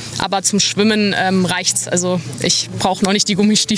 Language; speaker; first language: German; native; German